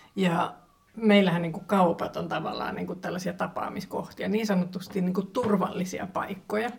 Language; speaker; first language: Finnish; non-native, local second language; Swedish